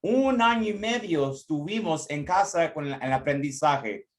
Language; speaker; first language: Spanish; early bilingual, heritage; Spanish